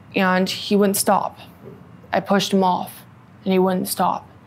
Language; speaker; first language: English; native; English